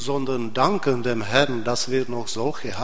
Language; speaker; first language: German; non-native, fluent; Czech